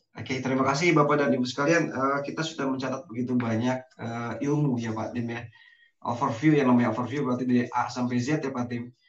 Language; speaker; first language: Indonesian; native; Indonesian